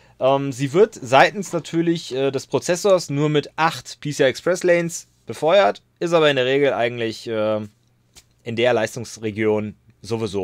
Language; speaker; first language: German; native; German